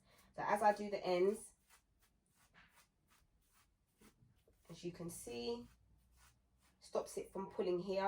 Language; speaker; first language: English; native; English